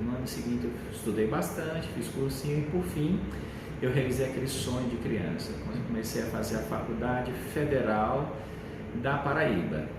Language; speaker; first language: Portuguese; native; Portuguese